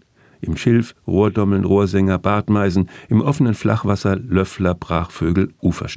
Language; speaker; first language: German; native; German